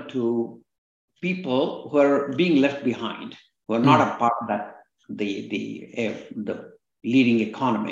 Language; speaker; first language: English; non-native, local second language; Kannada